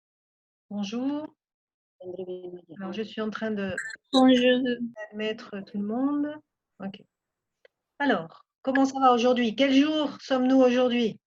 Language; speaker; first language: French; non-native, fluent; Spanish